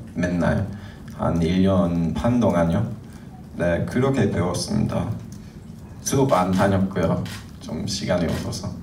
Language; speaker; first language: Korean; non-native, fluent; English